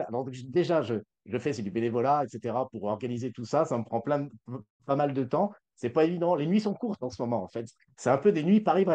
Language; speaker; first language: French; native; French